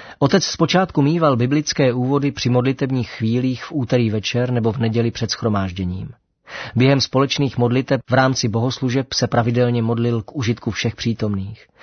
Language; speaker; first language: Czech; native; Czech